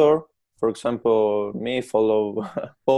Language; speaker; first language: English; non-native, learner; Italian